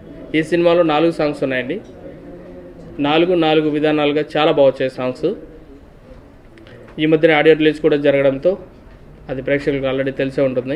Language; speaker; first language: Telugu; native; Telugu